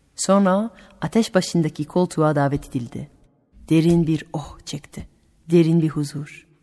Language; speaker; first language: Turkish; non-native, fluent; French